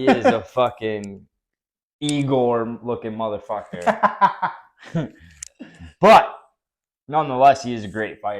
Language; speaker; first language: English; native; English